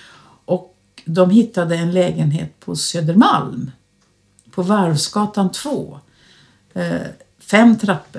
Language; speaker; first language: Swedish; native; Swedish